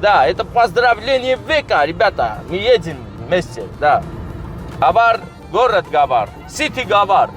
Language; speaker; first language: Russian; non-native, fluent; Armenian